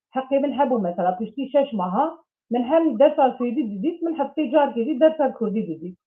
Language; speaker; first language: Kurdish; native; Kurdish